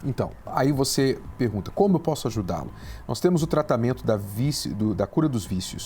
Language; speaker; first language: Portuguese; native; Portuguese